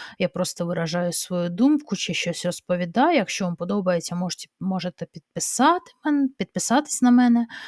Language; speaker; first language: Ukrainian; non-native, local second language; Russian